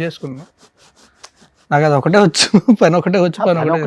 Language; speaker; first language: Telugu; native; Telugu